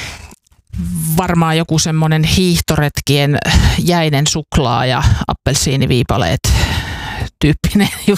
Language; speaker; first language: Finnish; native; Finnish